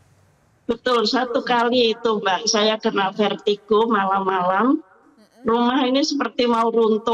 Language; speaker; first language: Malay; non-native, local second language; Javanese